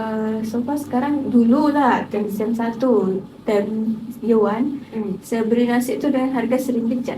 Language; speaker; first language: Malay; native; Malay